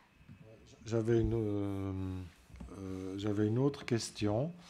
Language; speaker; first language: French; non-native, learner; Italian